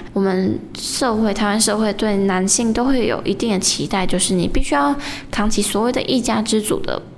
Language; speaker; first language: Chinese; native; Chinese